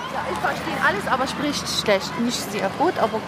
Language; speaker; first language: German; non-native, learner; Arabic